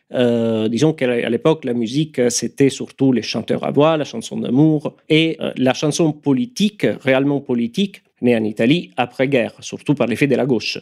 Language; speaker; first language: French; non-native, fluent; Italian